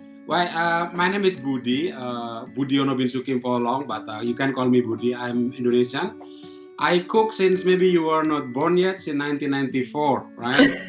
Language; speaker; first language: English; non-native, fluent; Indonesian